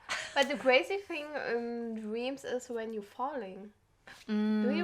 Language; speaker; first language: English; non-native, learner; German